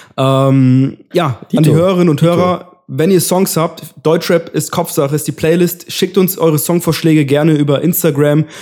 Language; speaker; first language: German; early bilingual, other home language; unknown